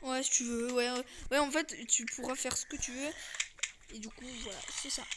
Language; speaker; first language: French; native; French